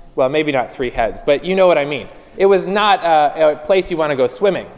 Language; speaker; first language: English; native; English